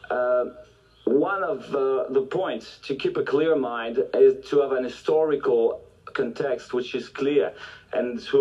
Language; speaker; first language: English; non-native, fluent; French